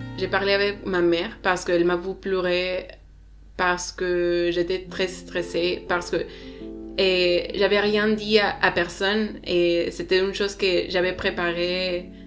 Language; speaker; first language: French; non-native, learner; Spanish